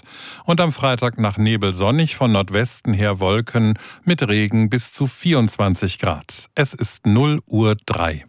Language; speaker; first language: German; native; German